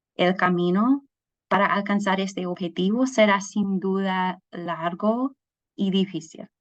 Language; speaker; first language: Spanish; non-native, fluent; English